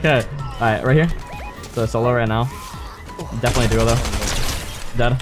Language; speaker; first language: English; native; English